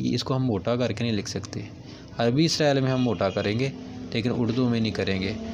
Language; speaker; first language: Urdu; non-native, local second language; Punjabi